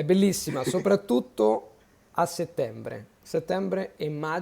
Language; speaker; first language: Italian; native; Italian